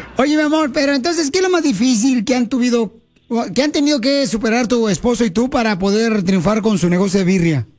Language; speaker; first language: Spanish; native; Spanish